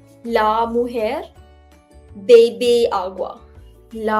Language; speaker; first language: Spanish; non-native, learner; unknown